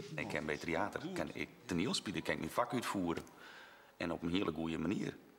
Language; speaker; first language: Dutch; non-native, local second language; Western Frisian